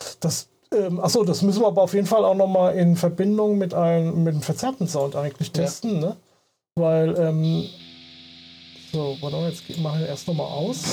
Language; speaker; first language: German; native; German